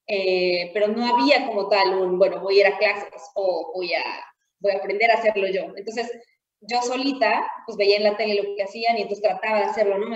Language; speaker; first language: Spanish; native; Spanish